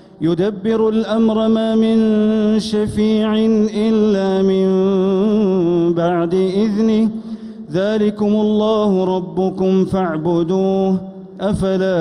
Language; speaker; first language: Arabic; native; Arabic